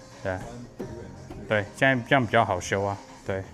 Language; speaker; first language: Chinese; native; Chinese